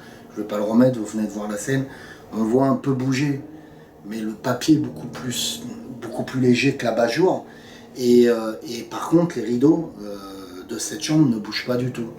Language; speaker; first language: French; native; French